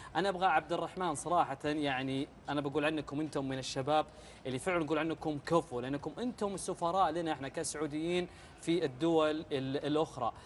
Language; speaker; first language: Arabic; native; Arabic